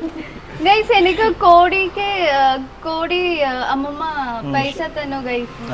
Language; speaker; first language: Malayalam; early bilingual, heritage; Malayalam